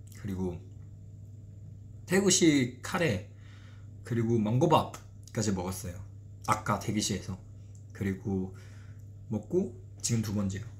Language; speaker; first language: Korean; non-native, fluent; Chinese